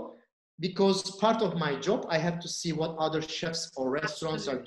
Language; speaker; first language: English; non-native, fluent; Turkish